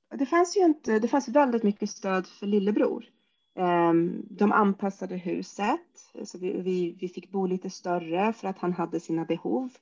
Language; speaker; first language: Swedish; early bilingual, other home language; Arabic